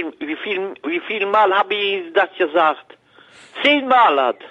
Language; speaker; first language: German; non-native, learner; French